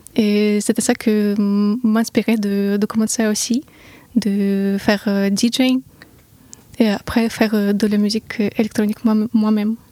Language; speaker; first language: French; non-native, fluent; Russian